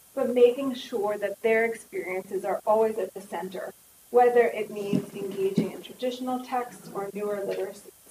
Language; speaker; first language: English; native; English